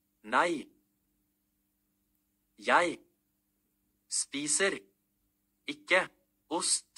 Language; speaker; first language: Norwegian; non-native, learner; Amharic